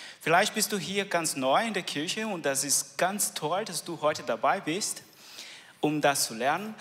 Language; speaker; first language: German; non-native, learner; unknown